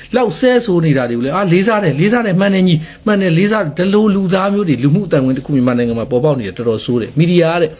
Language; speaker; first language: Burmese; native; Burmese